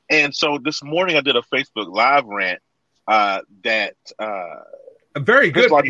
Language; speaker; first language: English; native; English